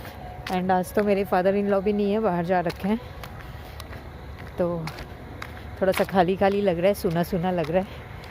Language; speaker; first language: Hindi; native; Hindi